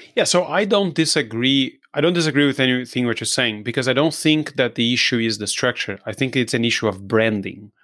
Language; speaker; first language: English; non-native, fluent; Portuguese